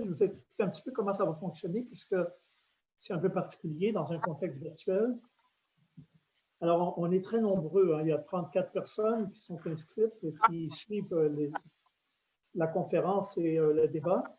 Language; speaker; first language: French; native; French